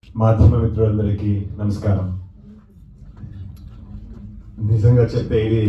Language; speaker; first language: Telugu; non-native, learner; Kannada